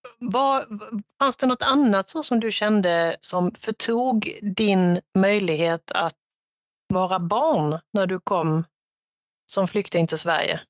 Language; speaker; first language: Swedish; native; Swedish